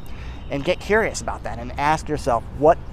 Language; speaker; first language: English; native; English